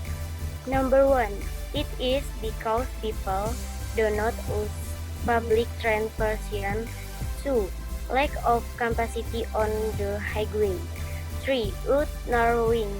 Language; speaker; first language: English; non-native, learner; Indonesian